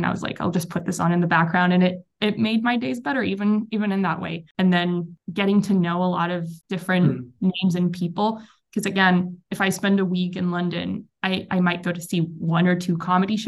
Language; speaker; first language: English; non-native, fluent; Hebrew